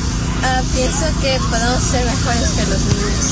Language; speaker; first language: Spanish; early bilingual, heritage; Spanish